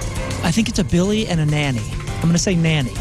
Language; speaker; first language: English; native; English